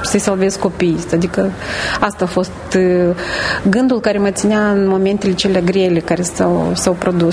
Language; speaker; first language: Romanian; native; Romanian